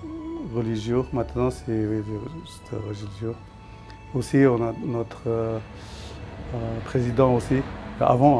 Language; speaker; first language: French; non-native, learner; Tibetan